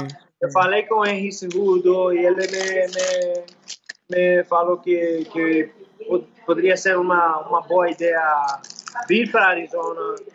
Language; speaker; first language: Portuguese; non-native, learner; English